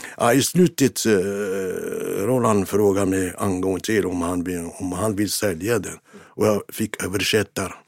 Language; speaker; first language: Swedish; non-native, fluent; Arabic